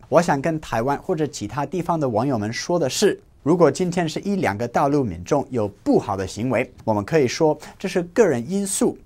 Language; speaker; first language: Chinese; non-native, fluent; English